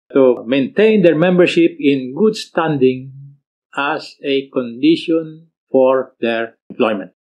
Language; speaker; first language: English; non-native, local second language; Filipino